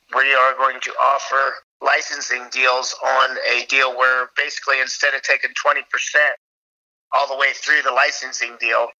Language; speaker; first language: English; native; English